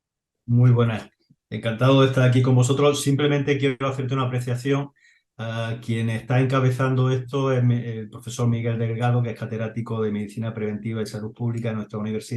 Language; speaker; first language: Spanish; native; Spanish